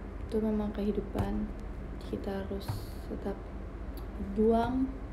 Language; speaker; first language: Indonesian; native; Indonesian